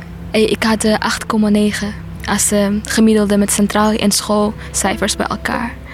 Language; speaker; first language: Dutch; non-native, fluent; Tigrinya